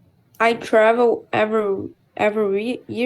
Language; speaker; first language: English; non-native, learner; Portuguese